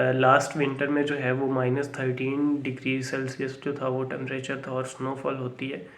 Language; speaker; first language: Urdu; non-native, local second language; Punjabi